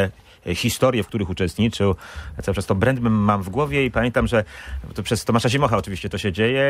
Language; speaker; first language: Polish; native; Polish